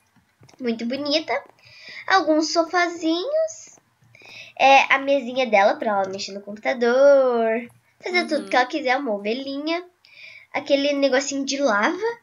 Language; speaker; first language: Portuguese; native; Portuguese